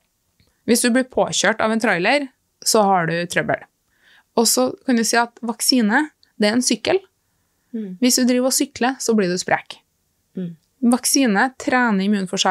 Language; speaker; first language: Norwegian; native; Norwegian